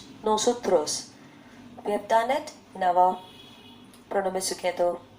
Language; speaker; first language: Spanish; non-native, learner; Bangla